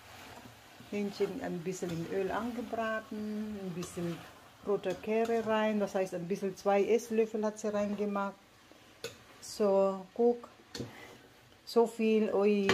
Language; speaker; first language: German; non-native, learner; Filipino